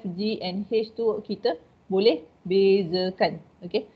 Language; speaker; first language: English; non-native, local second language; Malay